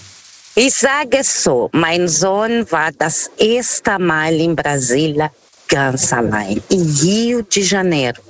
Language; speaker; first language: German; non-native, fluent; Portuguese